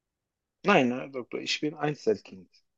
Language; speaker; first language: German; non-native, learner; Turkish